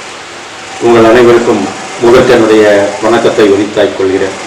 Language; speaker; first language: Tamil; native; Tamil